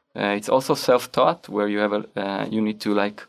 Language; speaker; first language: English; non-native, fluent; Hebrew